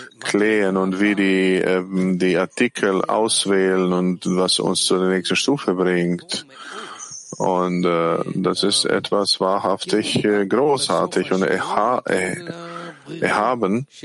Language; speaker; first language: German; non-native, fluent; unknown